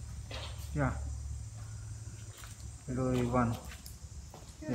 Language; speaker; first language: English; non-native, learner; Khmer